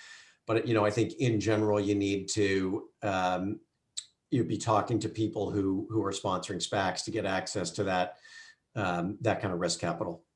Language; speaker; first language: English; native; English